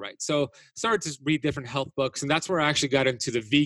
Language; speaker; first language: English; native; English